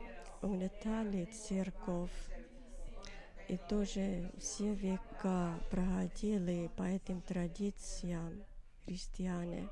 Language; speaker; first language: Russian; non-native, learner; Finnish